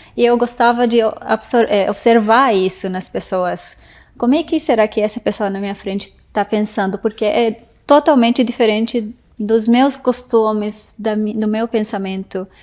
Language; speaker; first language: Portuguese; non-native, fluent; Arabic